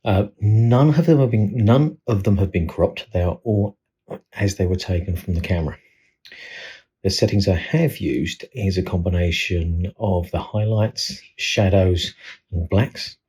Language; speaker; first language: English; native; English